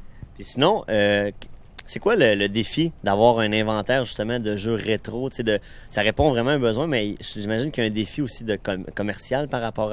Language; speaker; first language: French; native; French